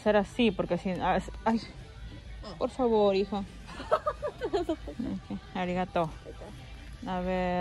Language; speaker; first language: Spanish; native; Spanish